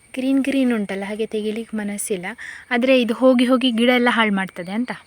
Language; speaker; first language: Kannada; native; Kannada